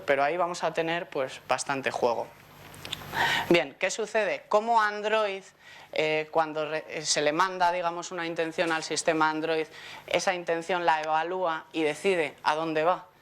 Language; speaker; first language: Spanish; native; Spanish